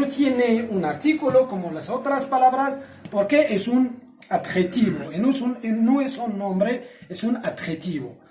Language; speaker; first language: Spanish; non-native, fluent; Arabic